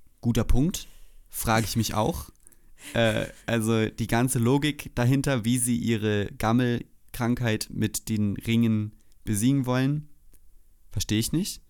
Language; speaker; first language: German; native; German